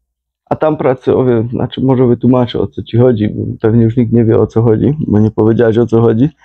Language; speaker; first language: Polish; native; Polish